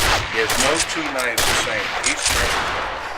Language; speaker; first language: English; native; English